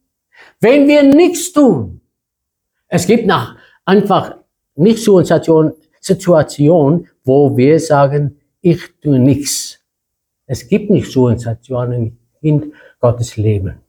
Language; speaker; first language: German; non-native, fluent; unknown